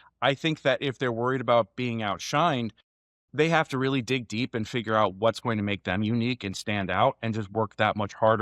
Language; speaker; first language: English; native; English